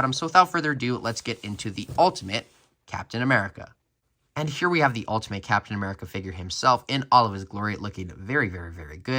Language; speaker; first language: English; native; English